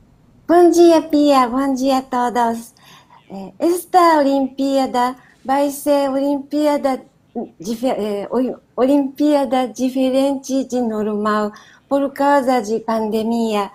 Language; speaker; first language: Portuguese; non-native, learner; Japanese